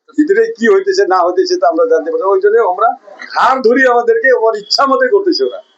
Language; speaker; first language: Bangla; non-native, local second language; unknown